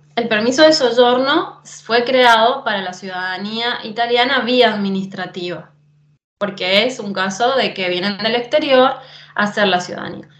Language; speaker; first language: Spanish; native; Spanish